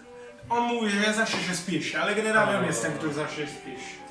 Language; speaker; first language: Polish; non-native, learner; Italian